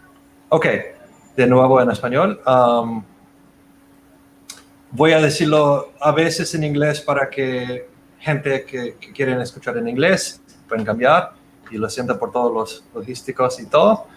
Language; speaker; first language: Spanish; non-native, fluent; English